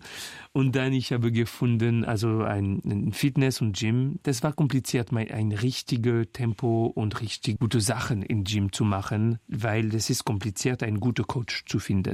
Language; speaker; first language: German; non-native, fluent; French